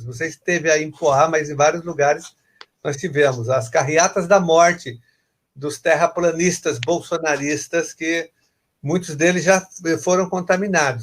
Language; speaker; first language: Portuguese; native; Portuguese